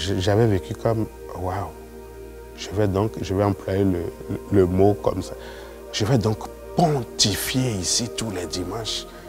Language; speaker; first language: French; non-native, local second language; Yoruba